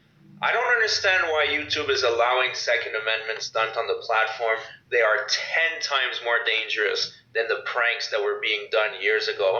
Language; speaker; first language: English; native; English